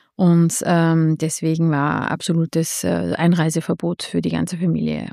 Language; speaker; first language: German; early bilingual, other home language; Armenian